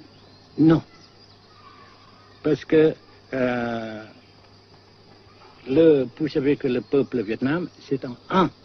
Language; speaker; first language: French; non-native, fluent; Vietnamese